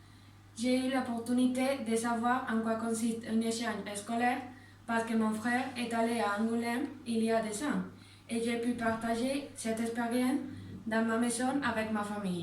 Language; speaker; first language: French; non-native, learner; Spanish